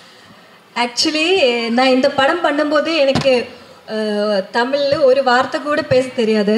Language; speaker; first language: Tamil; non-native, learner; Malayalam